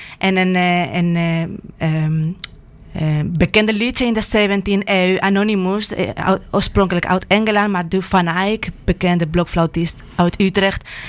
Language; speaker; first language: Dutch; non-native, fluent; Spanish